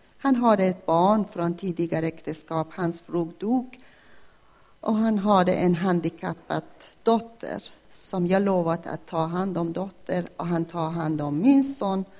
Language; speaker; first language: Swedish; non-native, fluent; Persian